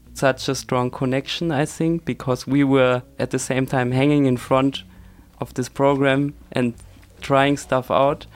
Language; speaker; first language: English; non-native, fluent; German